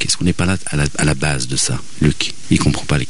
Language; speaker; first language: French; native; French